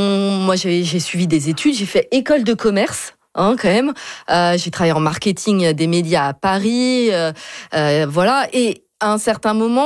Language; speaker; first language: French; native; French